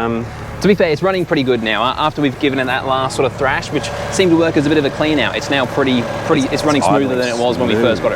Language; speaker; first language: English; native; English